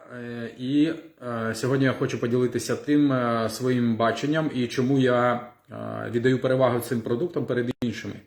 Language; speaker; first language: Ukrainian; non-native, local second language; Russian